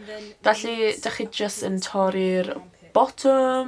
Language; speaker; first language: Welsh; non-native, local second language; English